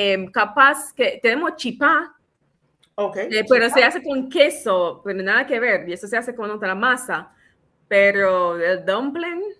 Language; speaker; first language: Spanish; non-native, fluent; English